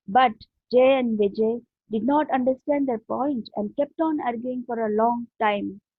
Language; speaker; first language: English; non-native, local second language; Hindi